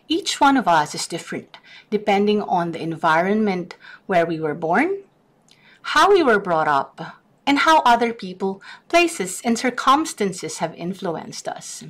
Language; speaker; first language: English; non-native, local second language; Filipino